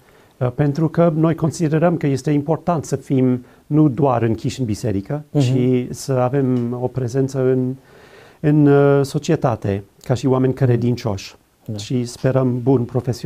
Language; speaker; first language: Romanian; non-native, fluent; English